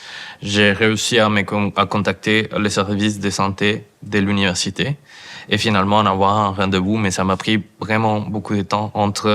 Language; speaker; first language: French; non-native, fluent; Spanish